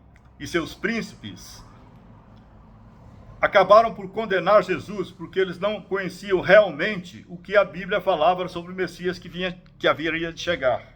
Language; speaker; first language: Portuguese; native; Portuguese